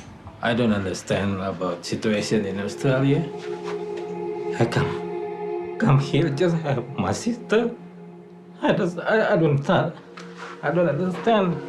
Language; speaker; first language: English; non-native, learner; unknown